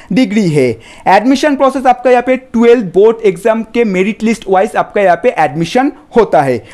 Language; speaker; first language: Hindi; non-native, local second language; Bangla